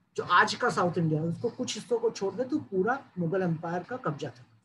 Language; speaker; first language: Hindi; native; Hindi